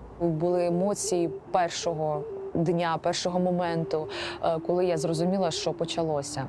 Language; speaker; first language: Ukrainian; native; Ukrainian